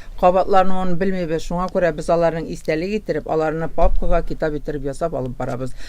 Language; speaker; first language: Tatar; native; Tatar